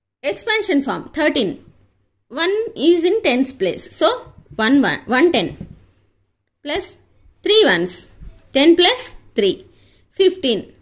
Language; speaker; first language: English; non-native, local second language; Telugu